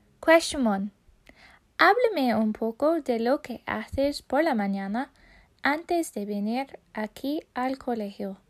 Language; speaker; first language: Spanish; non-native, fluent; English